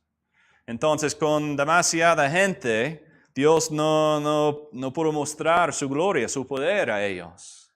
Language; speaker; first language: Spanish; non-native, fluent; English